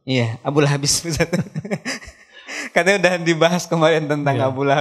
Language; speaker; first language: Indonesian; native; Indonesian